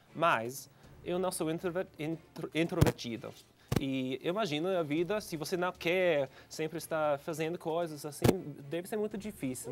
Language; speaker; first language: Portuguese; non-native, fluent; English